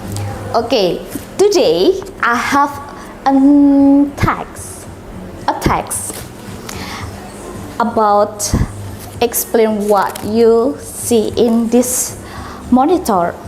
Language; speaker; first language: English; non-native, learner; Indonesian